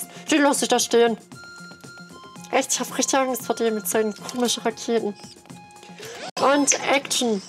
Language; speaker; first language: German; native; German